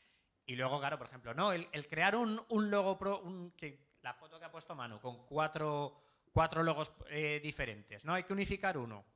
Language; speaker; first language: Spanish; native; Spanish